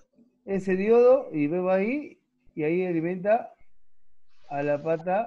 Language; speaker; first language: Spanish; native; Spanish